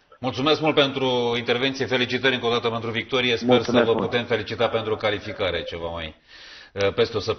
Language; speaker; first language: Romanian; native; Romanian